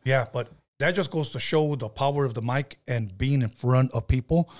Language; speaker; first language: English; native; English